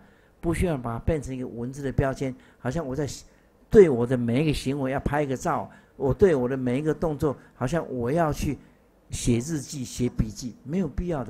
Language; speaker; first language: Chinese; native; Chinese